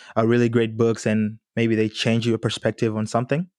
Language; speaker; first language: English; non-native, local second language; Swahili